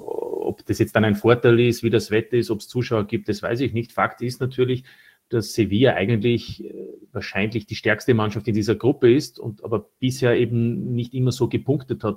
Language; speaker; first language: German; native; German